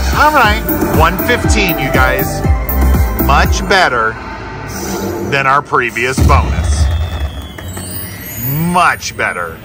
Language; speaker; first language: English; native; English